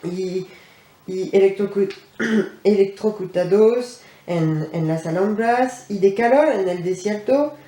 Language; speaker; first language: Spanish; non-native, learner; French